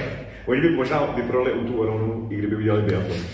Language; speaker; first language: Czech; native; Czech